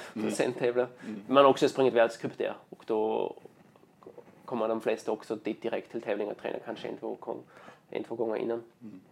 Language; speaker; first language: Swedish; non-native, fluent; German